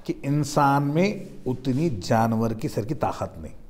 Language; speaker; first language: Hindi; non-native, local second language; Marathi